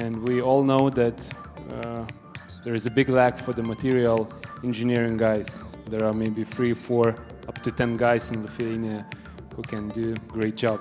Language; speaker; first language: English; non-native, fluent; Lithuanian